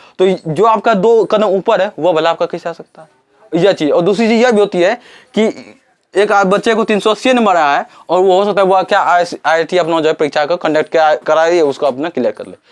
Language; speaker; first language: Hindi; native; Hindi